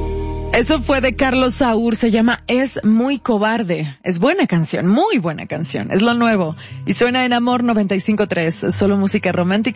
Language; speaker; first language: Spanish; native; Spanish